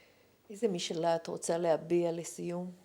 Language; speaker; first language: Hebrew; native; Hebrew